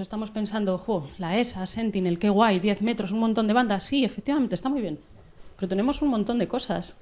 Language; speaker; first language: Spanish; native; Spanish